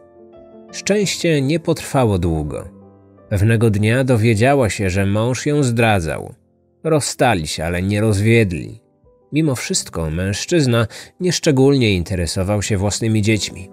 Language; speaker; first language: Polish; native; Polish